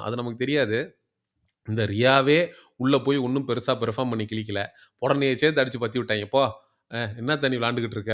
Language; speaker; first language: Tamil; native; Tamil